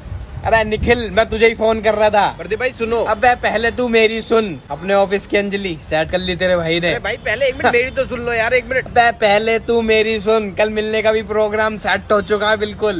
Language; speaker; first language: Hindi; native; Hindi